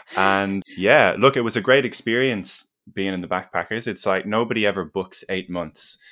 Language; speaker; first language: English; native; English